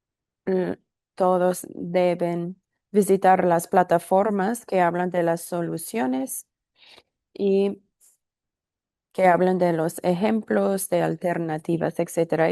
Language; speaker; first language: Spanish; non-native, fluent; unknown